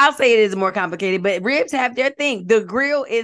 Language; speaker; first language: English; native; English